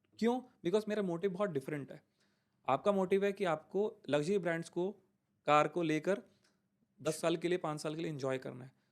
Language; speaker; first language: Hindi; native; Hindi